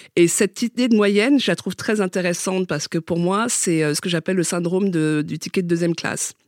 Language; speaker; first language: French; early bilingual, other home language; Vietnamese